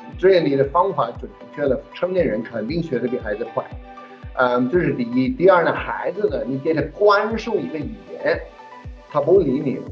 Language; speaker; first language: Chinese; non-native, fluent; English